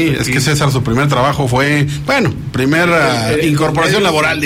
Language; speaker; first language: Spanish; native; Spanish